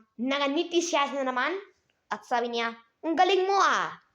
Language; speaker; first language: Filipino; non-native, learner; Hindi